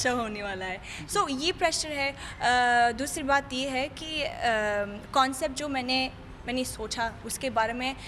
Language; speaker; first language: Hindi; non-native, fluent; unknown